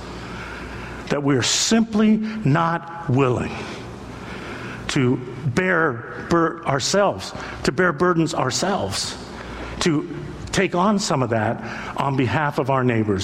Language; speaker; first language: English; native; English